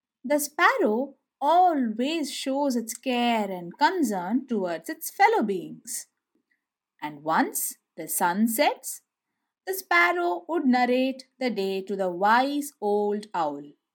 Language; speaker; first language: English; non-native, local second language; Tamil